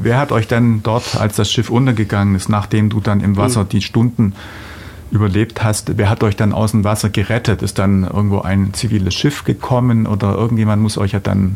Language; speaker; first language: German; native; German